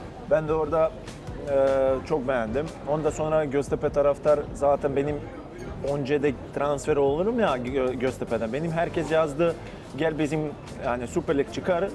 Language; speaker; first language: Turkish; non-native, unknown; Bosnian